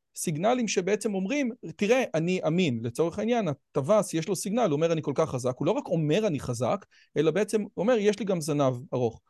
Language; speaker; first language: Hebrew; native; Hebrew